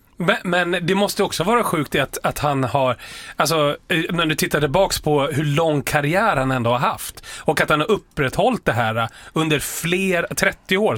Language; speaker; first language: Swedish; native; Swedish